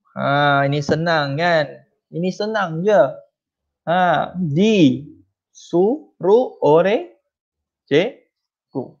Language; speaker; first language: Malay; non-native, local second language; Chinese